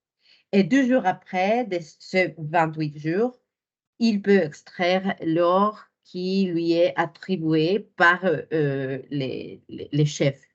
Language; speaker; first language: French; non-native, fluent; Spanish